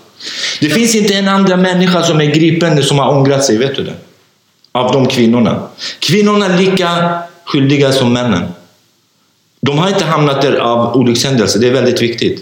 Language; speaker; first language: Swedish; non-native, fluent; Kurdish